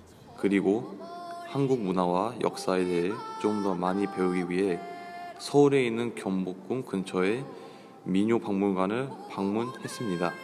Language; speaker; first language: Korean; non-native, learner; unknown